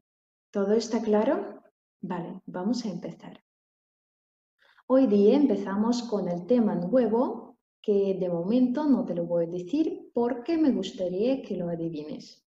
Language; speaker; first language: Spanish; non-native, fluent; Russian